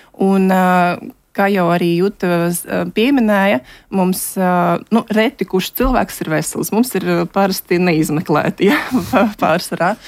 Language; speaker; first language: Latvian; non-native, local second language; Russian